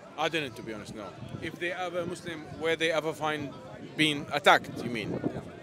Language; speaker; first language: English; non-native, fluent; Arabic